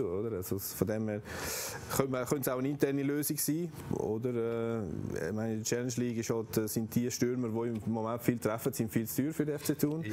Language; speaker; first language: German; native; German